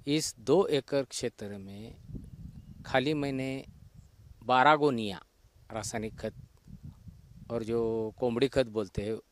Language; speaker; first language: Hindi; non-native, local second language; Marathi